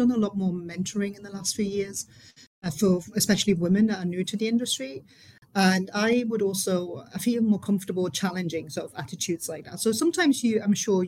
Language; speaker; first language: English; non-native, fluent; German